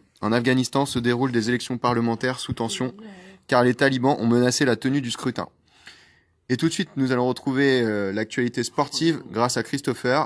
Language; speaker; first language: French; native; French